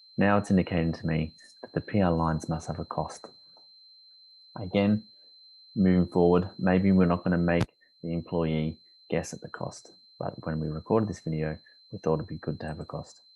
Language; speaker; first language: English; native; English